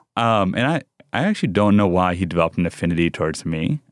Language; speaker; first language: English; early bilingual, other home language; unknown